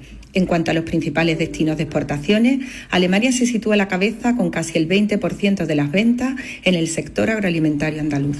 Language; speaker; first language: Spanish; native; Spanish